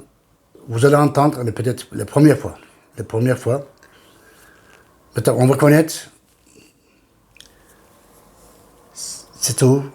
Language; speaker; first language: French; non-native, fluent; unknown